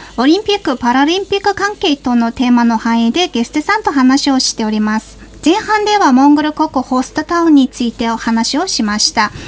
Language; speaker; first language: Japanese; non-native, fluent; Mongolian